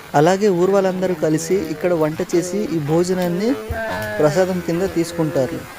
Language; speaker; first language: Telugu; non-native, local second language; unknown